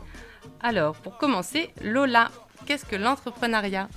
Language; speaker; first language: French; native; French